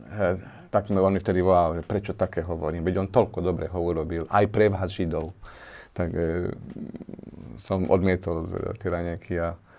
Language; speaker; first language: Slovak; native; Slovak